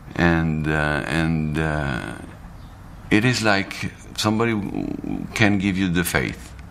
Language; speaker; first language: English; non-native, fluent; Arabic